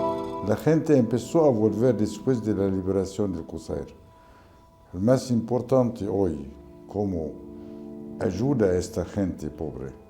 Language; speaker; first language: Portuguese; non-native, learner; Arabic